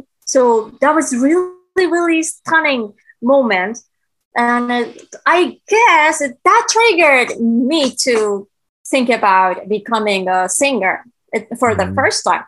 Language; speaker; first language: English; non-native, learner; Japanese